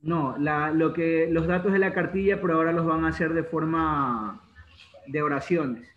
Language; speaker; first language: Spanish; native; Spanish